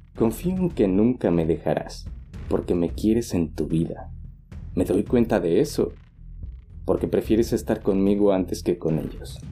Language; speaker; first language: Spanish; native; Spanish